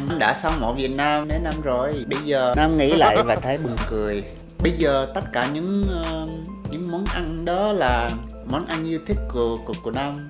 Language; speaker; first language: Vietnamese; non-native, fluent; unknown